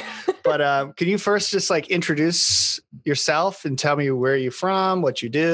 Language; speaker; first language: English; native; English